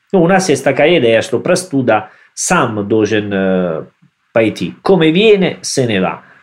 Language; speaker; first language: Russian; non-native, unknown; Italian